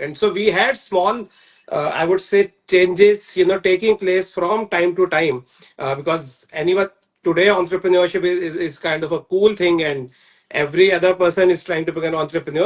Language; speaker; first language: English; non-native, local second language; Hindi